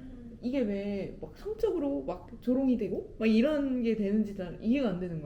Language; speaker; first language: Korean; native; Korean